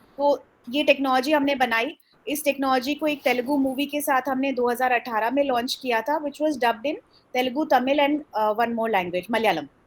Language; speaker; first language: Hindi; early bilingual, heritage; Hindi